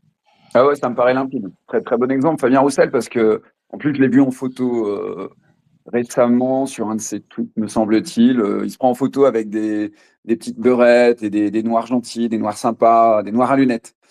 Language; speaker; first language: French; native; French